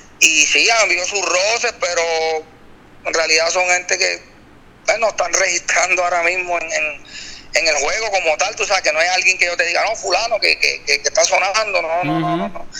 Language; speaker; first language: Spanish; native; Spanish